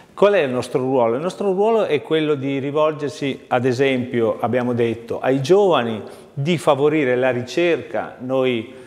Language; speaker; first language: Italian; native; Italian